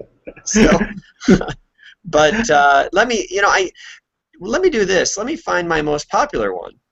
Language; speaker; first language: English; native; English